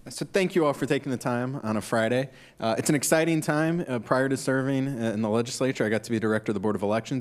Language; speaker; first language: English; native; English